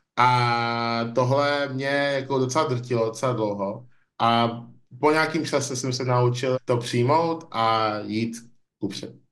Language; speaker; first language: Czech; early bilingual, other home language; English